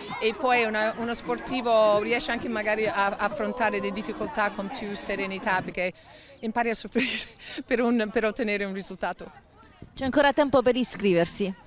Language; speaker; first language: Italian; non-native, fluent; English